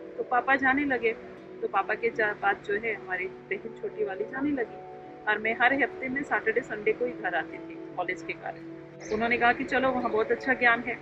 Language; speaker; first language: Hindi; non-native, local second language; Telugu